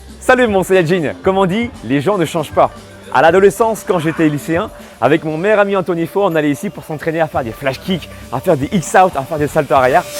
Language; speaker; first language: French; native; French